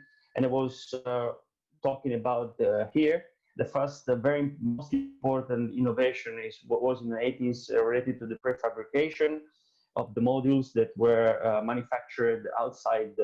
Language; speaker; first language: English; non-native, fluent; Italian